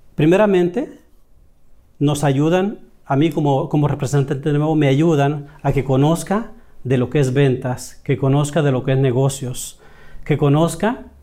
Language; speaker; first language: Spanish; native; Spanish